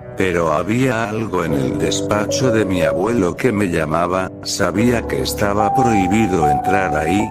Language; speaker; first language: Spanish; native; Spanish